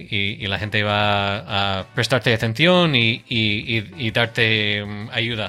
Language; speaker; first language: Spanish; non-native, fluent; English